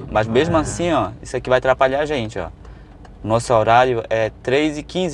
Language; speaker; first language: Portuguese; native; Portuguese